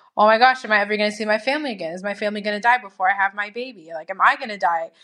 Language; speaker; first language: English; native; English